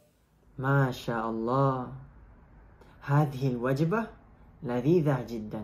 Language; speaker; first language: Arabic; non-native, learner; English